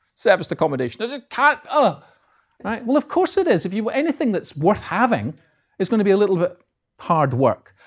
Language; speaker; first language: English; native; English